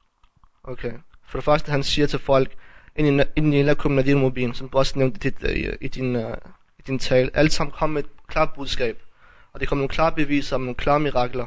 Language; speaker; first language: Danish; early bilingual, other home language; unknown